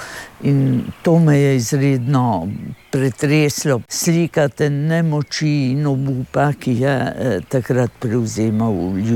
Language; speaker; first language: Slovenian; native; Slovenian